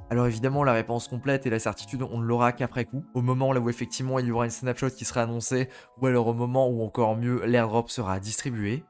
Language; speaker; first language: French; native; French